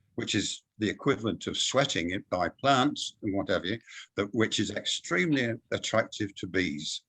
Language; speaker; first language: English; native; English